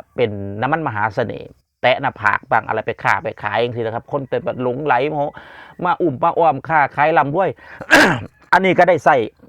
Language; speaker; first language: Thai; native; Thai